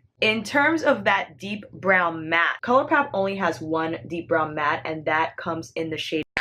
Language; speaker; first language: English; native; English